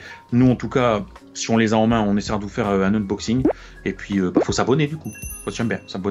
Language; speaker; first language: French; native; French